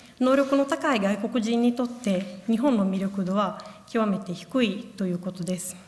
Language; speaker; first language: Japanese; non-native, fluent; Italian